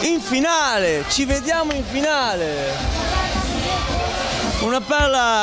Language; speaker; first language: Italian; native; Italian